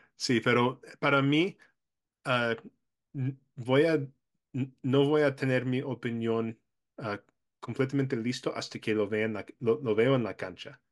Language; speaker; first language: Spanish; non-native, fluent; English